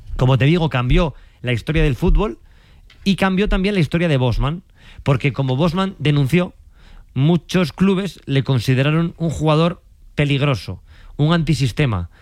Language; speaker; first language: Spanish; native; Spanish